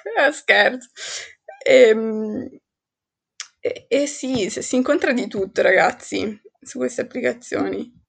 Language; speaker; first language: Italian; early bilingual, other home language; Arabic